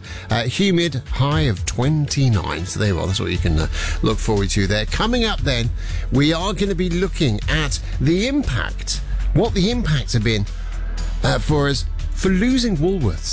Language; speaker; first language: English; native; English